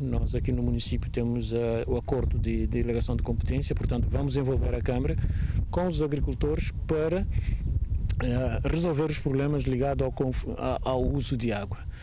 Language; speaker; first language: Portuguese; non-native, local second language; Kabuverdianu